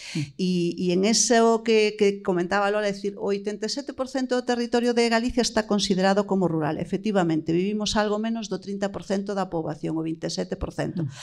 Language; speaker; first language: Galician; native; Galician